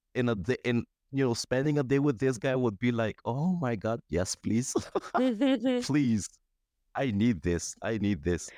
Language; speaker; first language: English; non-native, fluent; Spanish